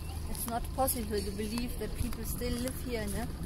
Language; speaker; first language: English; non-native, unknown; German